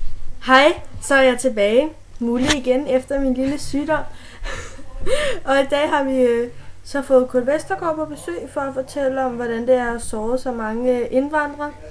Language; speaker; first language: Danish; native; Danish